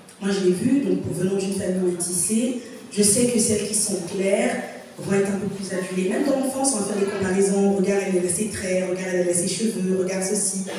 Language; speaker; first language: French; native; French